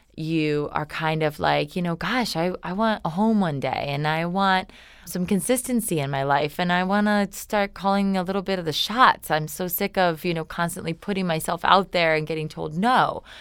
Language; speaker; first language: English; native; English